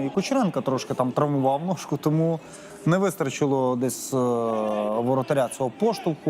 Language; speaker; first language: Ukrainian; native; Ukrainian